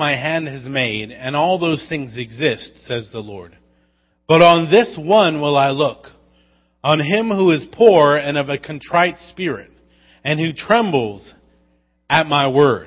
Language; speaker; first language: English; native; English